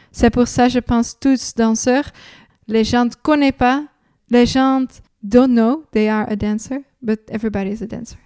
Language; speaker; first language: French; non-native, learner; Dutch